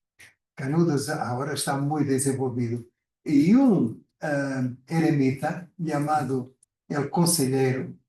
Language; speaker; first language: Spanish; non-native, fluent; Portuguese